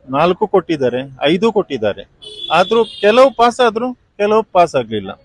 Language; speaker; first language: Kannada; native; Kannada